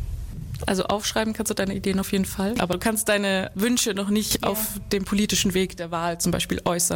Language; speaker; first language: German; native; German